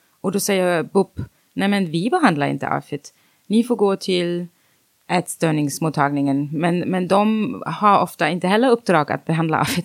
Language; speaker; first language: Swedish; non-native, fluent; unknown